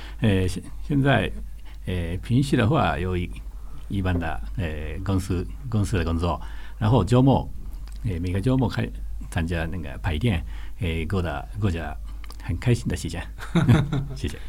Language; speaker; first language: Chinese; non-native, learner; Japanese